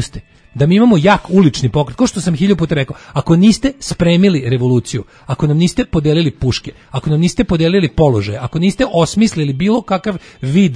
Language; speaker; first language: Serbian; native; Serbian